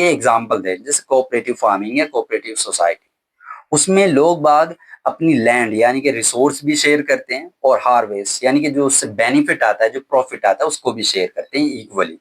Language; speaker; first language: Hindi; native; Hindi